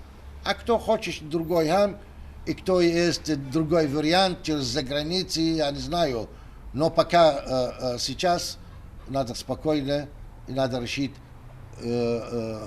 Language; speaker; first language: Russian; non-native, learner; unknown